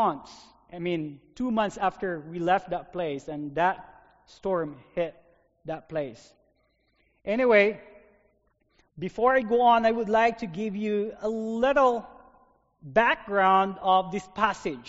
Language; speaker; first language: English; non-native, local second language; Filipino